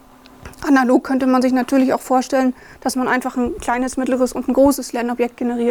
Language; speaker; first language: German; native; German